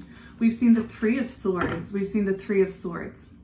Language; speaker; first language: English; native; English